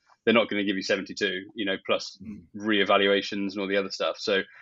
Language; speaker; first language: English; native; English